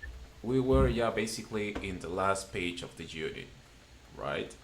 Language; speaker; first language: English; non-native, fluent; Spanish